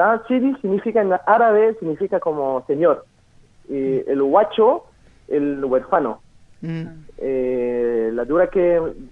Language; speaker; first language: Spanish; non-native, fluent; French